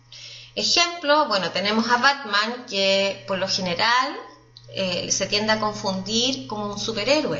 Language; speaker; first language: Spanish; native; Spanish